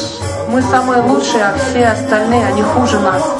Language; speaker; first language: Russian; native; Russian